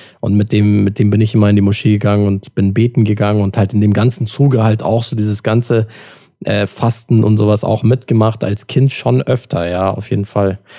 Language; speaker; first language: German; early bilingual, other home language; Turkish